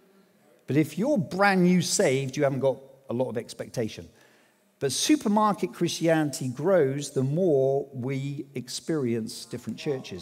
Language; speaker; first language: English; native; English